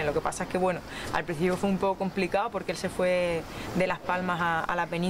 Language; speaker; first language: Spanish; native; Spanish